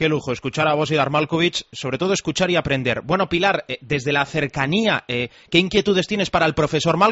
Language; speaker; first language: Spanish; native; Spanish